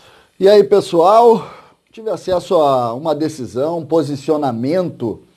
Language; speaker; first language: Portuguese; native; Portuguese